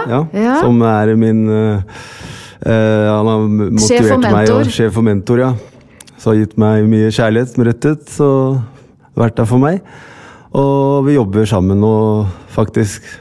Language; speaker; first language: Norwegian; non-native, fluent; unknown